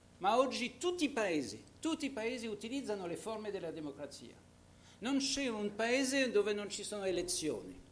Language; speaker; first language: Italian; non-native, fluent; French